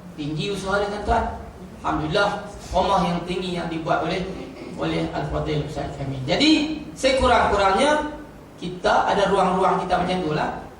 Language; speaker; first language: Malay; native; Malay